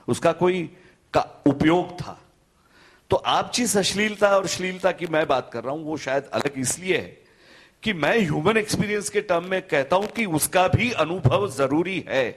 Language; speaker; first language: Hindi; non-native, local second language; Gujarati